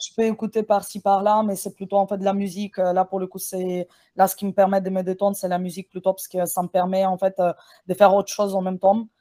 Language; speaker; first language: French; non-native, fluent; Ukrainian